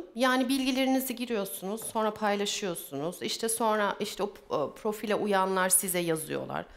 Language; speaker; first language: Turkish; early bilingual, heritage; Turkish